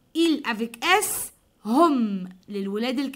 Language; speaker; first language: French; non-native, fluent; Arabic